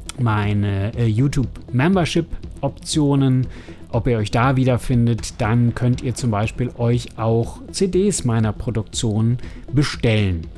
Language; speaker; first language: German; native; German